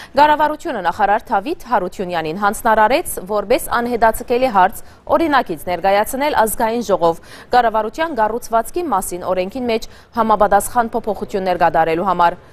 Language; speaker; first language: Armenian; early bilingual, heritage; Armenian